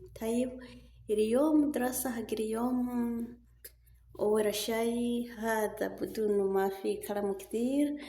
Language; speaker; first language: Arabic; non-native, learner; Rundi